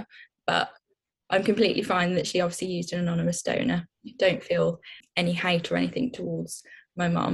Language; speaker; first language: English; native; English